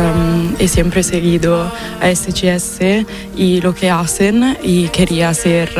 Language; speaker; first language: Spanish; non-native, fluent; Italian